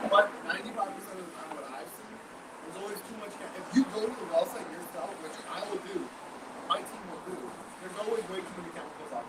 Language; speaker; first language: English; native; English